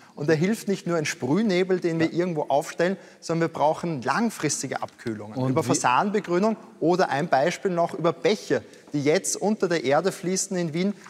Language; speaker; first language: German; native; German